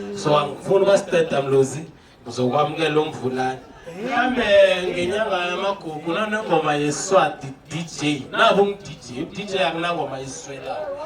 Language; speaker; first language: Zulu; non-native, local second language; South Ndebele